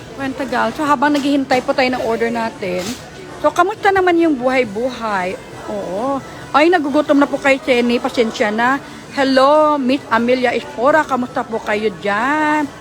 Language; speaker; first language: Filipino; non-native, local second language; Hiligaynon